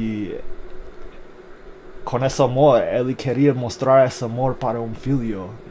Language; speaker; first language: Portuguese; non-native, fluent; English